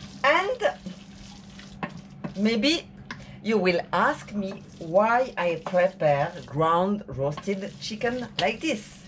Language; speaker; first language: English; non-native, learner; French